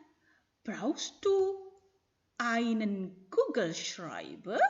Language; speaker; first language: German; non-native, fluent; Indonesian